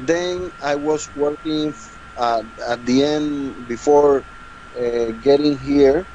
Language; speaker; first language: English; non-native, learner; Spanish